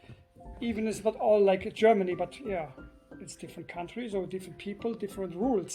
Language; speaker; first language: English; non-native, fluent; German